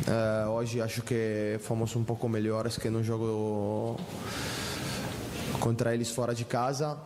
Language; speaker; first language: Portuguese; non-native, fluent; Italian